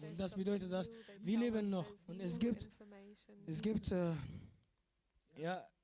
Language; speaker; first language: German; non-native, learner; Arabic